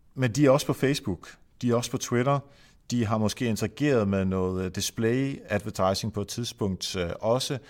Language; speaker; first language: Danish; non-native, fluent; Dutch